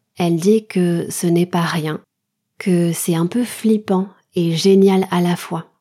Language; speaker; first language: French; native; French